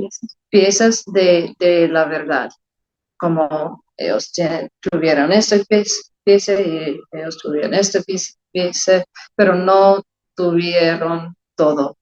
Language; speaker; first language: Spanish; non-native, learner; English